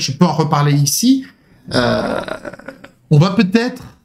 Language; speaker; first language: French; native; French